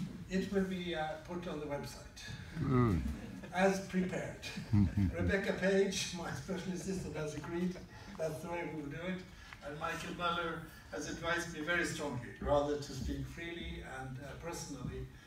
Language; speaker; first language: English; non-native, fluent; Swedish